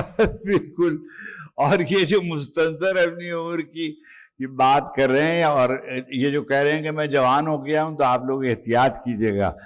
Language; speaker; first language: Urdu; native; Urdu